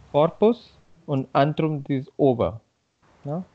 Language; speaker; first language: German; non-native, fluent; Hindi